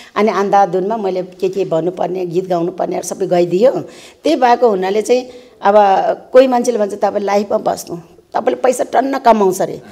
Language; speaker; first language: Nepali; non-native, local second language; Eastern Tamang